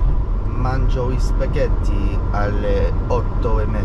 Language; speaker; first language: Italian; non-native, learner; English